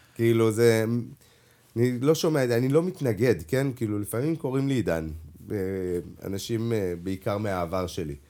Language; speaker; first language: Hebrew; native; Hebrew